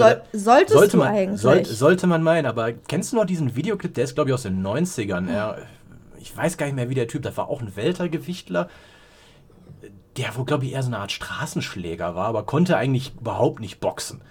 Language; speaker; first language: German; native; German